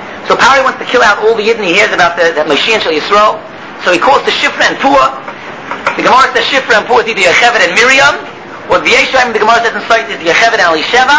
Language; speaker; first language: English; native; English